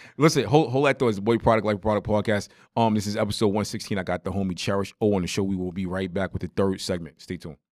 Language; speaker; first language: English; native; English